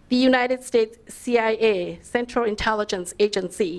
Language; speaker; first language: English; early bilingual, other home language; Lao